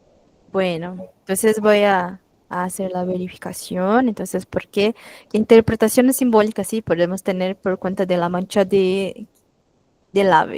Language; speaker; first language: Spanish; non-native, fluent; Portuguese